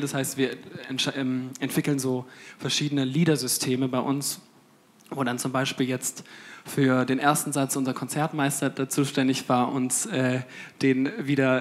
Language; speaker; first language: German; native; German